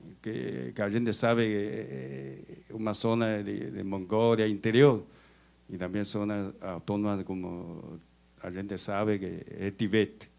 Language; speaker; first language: Spanish; non-native, fluent; Chinese